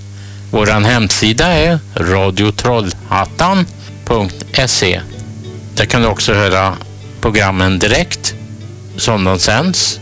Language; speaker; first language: Swedish; native; Swedish